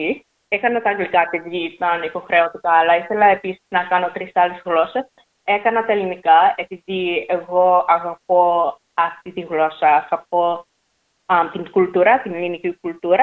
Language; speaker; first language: Greek; early bilingual, heritage; English